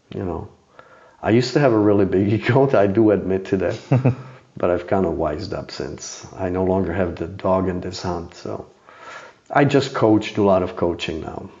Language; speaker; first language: English; non-native, fluent; Czech